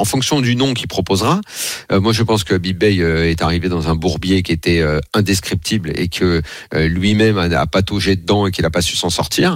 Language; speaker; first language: French; native; French